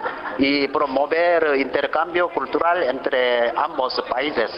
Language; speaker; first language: Spanish; non-native, learner; Korean